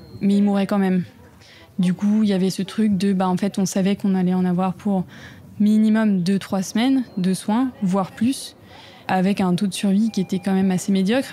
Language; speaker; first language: French; native; French